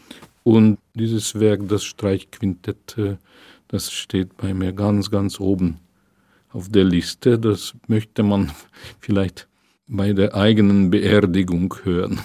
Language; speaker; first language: German; non-native, fluent; Hungarian